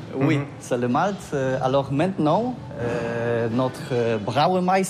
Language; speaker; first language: French; non-native, learner; Polish